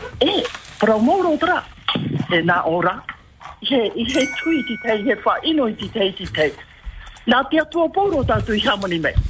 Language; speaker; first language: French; non-native, local second language; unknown